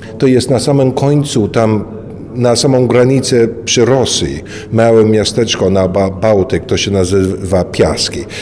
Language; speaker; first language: Polish; early bilingual, heritage; Polish